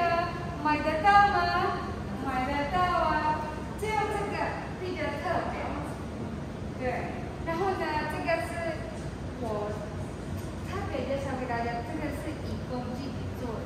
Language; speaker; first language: Chinese; non-native, fluent; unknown